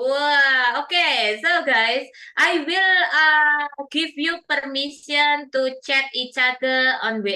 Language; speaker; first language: English; non-native, fluent; Indonesian